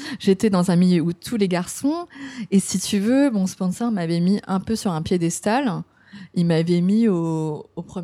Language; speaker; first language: French; early bilingual, other home language; Cantonese